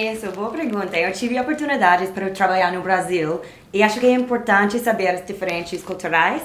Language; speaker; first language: Portuguese; non-native, learner; English